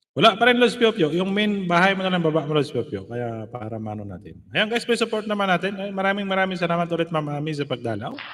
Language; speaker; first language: Filipino; non-native, local second language; Hiligaynon